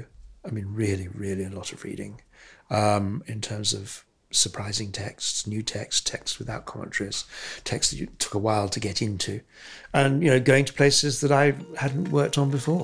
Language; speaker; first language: English; native; English